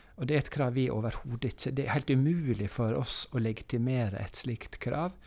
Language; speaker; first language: Norwegian; native; Norwegian